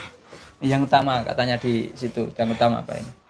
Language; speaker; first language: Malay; non-native, local second language; Javanese